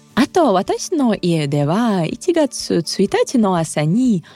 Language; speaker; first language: Japanese; non-native, fluent; Russian